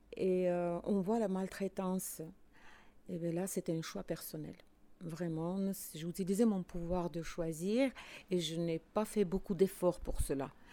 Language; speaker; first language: French; non-native, fluent; Armenian